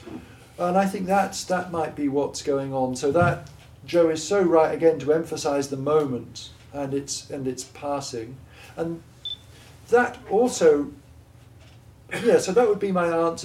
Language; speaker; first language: English; native; English